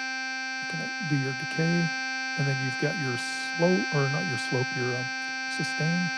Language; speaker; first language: English; native; English